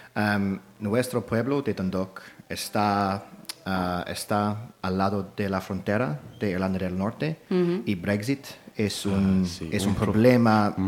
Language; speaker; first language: Spanish; non-native, learner; English